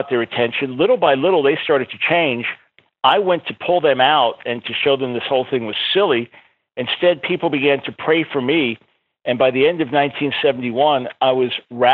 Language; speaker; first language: English; native; English